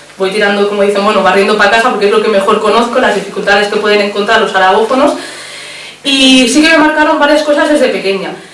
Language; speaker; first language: Spanish; early bilingual, other home language; Arabic